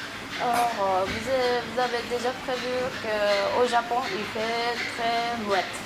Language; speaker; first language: French; non-native, fluent; Japanese